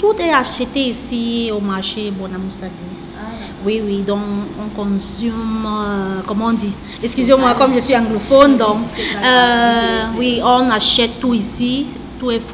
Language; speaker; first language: French; non-native, local second language; English